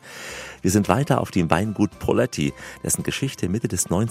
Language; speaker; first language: German; native; German